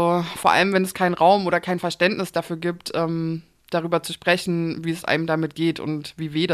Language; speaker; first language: German; native; German